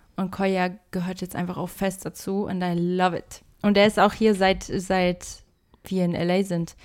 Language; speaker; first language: German; early bilingual, other home language; Portuguese